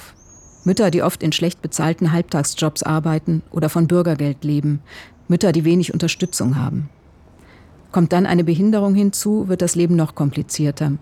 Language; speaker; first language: German; native; German